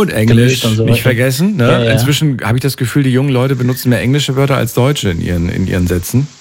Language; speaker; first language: German; native; German